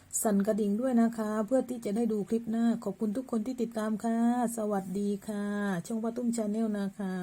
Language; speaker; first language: Thai; native; Thai